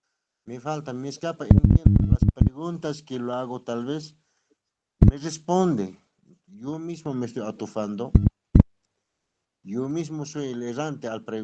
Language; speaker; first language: Spanish; non-native, local second language; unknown